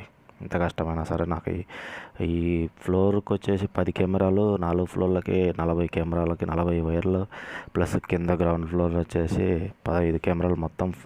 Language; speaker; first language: Telugu; native; Telugu